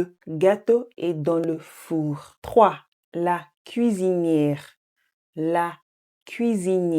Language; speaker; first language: French; non-native, fluent; English